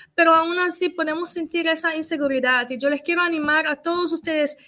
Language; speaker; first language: Spanish; early bilingual, other home language; Portuguese